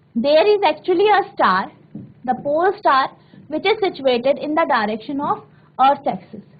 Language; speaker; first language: English; non-native, local second language; Hindi